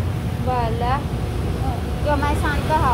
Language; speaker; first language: Chinese; non-native, learner; Javanese